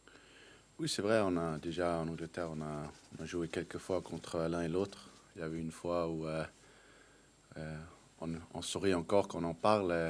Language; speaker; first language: French; non-native, fluent; Danish